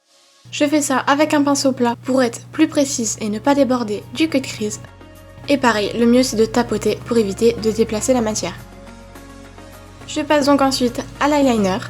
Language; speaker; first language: French; native; French